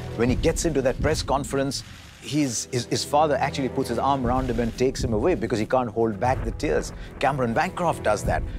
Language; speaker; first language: English; non-native, local second language; Hindi